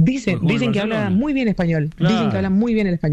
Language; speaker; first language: Spanish; native; Spanish